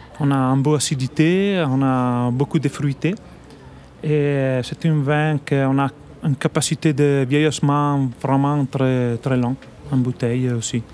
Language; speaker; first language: French; non-native, learner; Italian